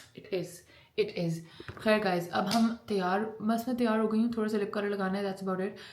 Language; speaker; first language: Urdu; native; Urdu